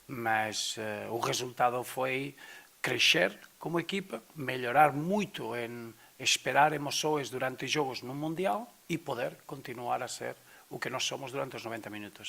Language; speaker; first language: Portuguese; non-native, fluent; Spanish